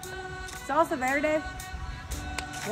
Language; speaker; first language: Spanish; non-native, learner; English